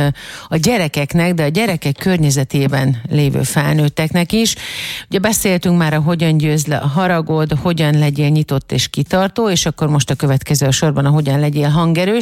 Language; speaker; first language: Hungarian; native; Hungarian